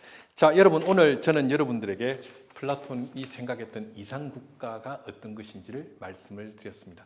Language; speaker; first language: Korean; native; Korean